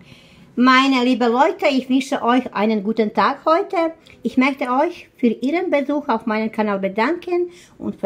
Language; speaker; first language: German; non-native, fluent; Croatian